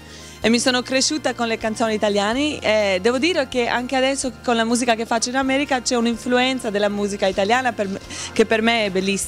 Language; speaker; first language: Italian; non-native, learner; Albanian